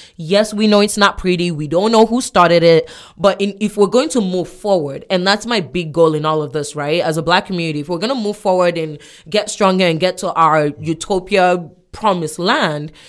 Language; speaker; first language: English; non-native, local second language; Yoruba